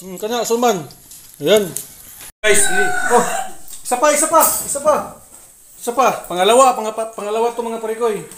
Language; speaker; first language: Filipino; non-native, local second language; Cebuano